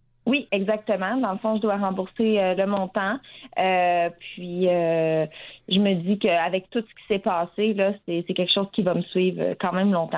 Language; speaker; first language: French; native; French